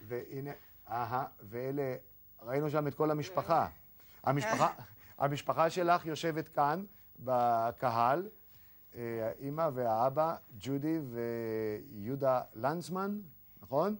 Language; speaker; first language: Hebrew; native; Hebrew